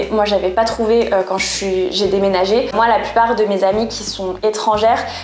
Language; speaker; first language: French; native; French